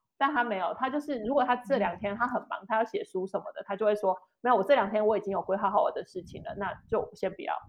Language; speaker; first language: Chinese; native; Chinese